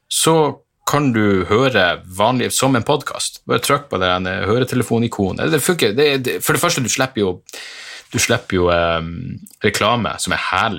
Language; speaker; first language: Norwegian; native; Norwegian